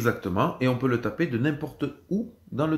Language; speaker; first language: French; native; French